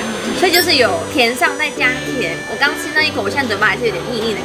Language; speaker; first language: Chinese; native; Chinese